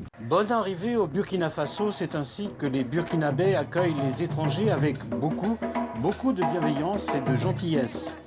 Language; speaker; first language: French; native; French